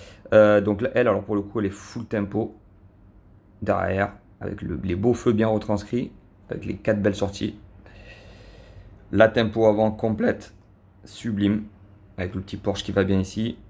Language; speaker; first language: French; native; French